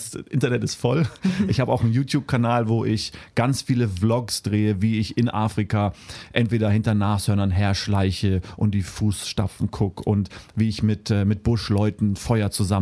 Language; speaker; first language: German; early bilingual, heritage; German